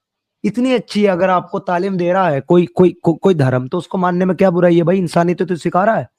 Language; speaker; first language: Hindi; native; Hindi